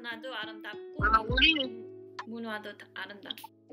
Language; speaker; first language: Korean; early bilingual, heritage; English